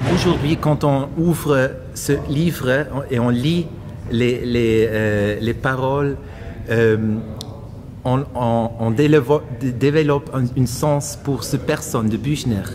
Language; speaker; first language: French; non-native, fluent; German